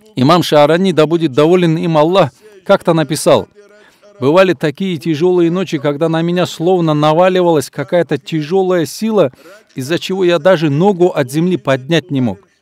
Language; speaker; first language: Russian; non-native, local second language; Avaric